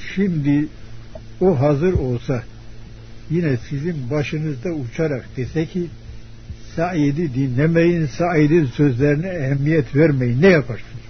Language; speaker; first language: Turkish; native; Turkish